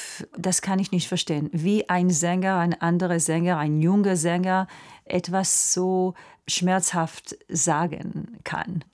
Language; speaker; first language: German; non-native, fluent; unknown